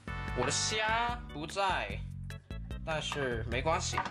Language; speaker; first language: Chinese; non-native, learner; English